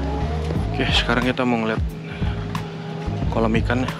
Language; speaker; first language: Indonesian; native; Indonesian